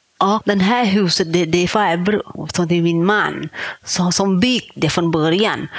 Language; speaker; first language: Swedish; non-native, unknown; Thai